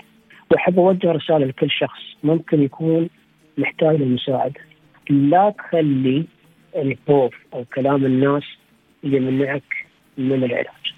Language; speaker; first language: Arabic; native; Arabic